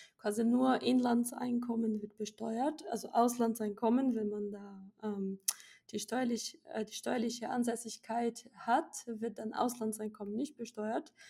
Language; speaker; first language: German; non-native, fluent; Portuguese